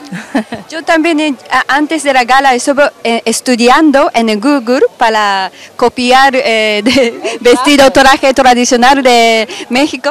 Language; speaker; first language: Spanish; non-native, learner; Japanese